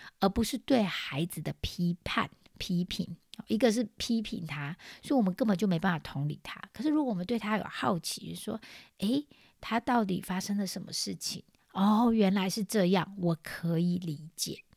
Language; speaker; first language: Chinese; native; Chinese